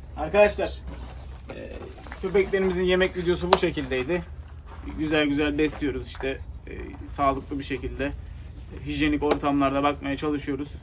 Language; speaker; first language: Turkish; native; Turkish